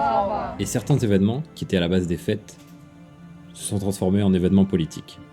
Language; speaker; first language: French; native; French